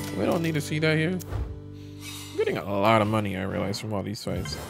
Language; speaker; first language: English; native; English